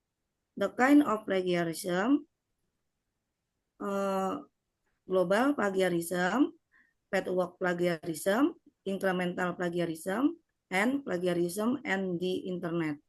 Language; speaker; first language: English; non-native, learner; Indonesian